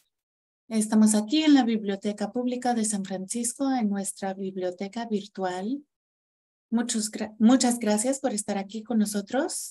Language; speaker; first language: Spanish; non-native, fluent; English